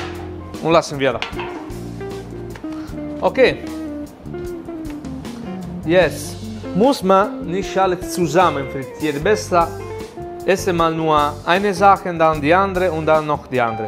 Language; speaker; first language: German; non-native, learner; Italian